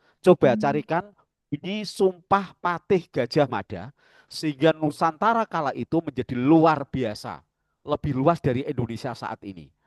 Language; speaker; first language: Indonesian; native; Indonesian